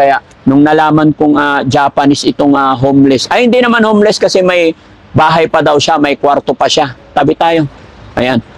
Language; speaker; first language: Filipino; native; Filipino